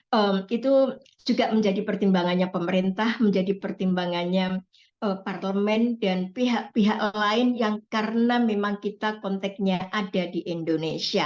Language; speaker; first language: Indonesian; native; Indonesian